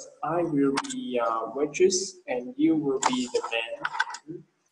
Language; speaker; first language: English; non-native, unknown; Vietnamese